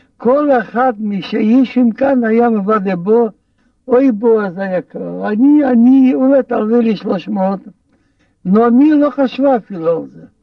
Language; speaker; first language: Hebrew; non-native, fluent; Russian